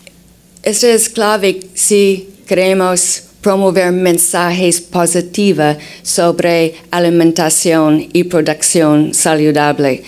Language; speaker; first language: Spanish; non-native, fluent; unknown